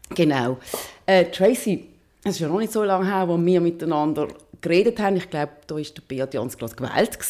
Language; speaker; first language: German; native; German